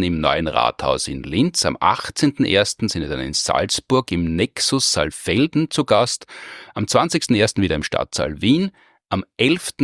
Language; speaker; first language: German; native; German